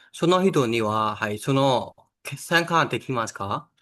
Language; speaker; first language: Japanese; non-native, learner; Burmese